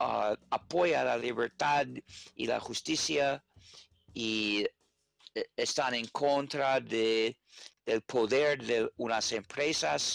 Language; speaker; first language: Spanish; non-native, fluent; English